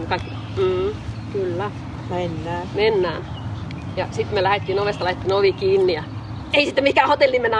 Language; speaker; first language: Finnish; native; Finnish